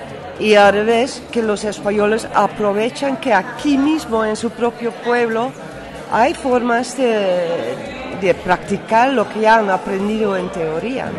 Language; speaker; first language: Spanish; non-native, fluent; Dutch